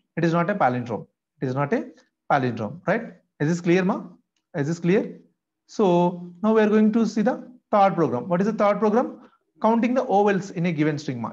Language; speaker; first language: English; non-native, local second language; Telugu